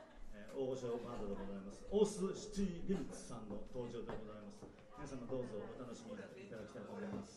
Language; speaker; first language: Japanese; native; Japanese